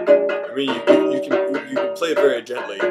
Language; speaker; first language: English; native; English